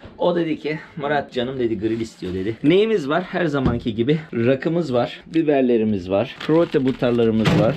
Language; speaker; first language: Turkish; early bilingual, heritage; Turkish